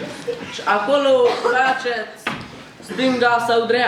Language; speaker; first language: Romanian; non-native, learner; Hungarian